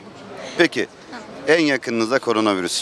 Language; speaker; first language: Turkish; native; Turkish